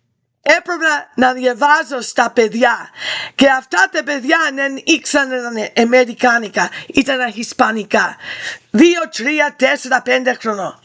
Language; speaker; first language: Greek; early bilingual, heritage; English